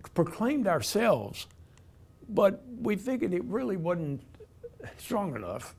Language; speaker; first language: English; native; English